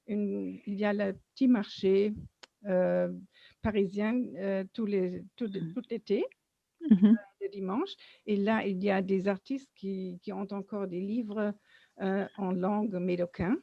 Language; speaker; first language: French; non-native, fluent; German